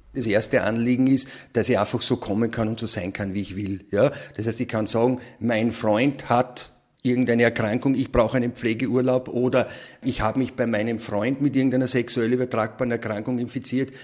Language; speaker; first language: German; native; German